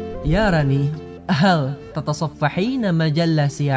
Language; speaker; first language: Arabic; non-native, fluent; Indonesian